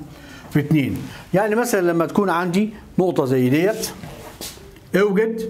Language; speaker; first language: Arabic; native; Arabic